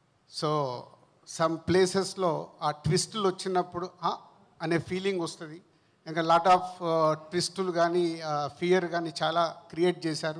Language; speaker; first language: Telugu; native; Telugu